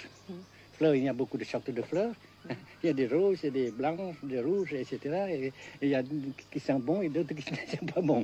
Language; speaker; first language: French; non-native, fluent; Vietnamese